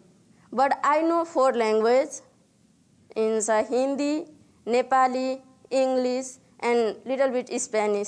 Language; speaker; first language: English; non-native, learner; Nepali